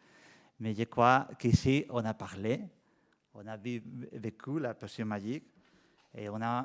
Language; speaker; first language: French; non-native, learner; Spanish